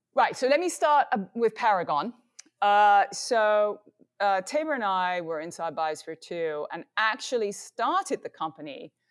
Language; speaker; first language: English; native; English